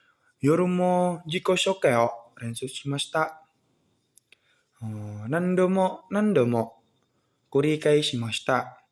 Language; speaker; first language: Japanese; non-native, learner; Indonesian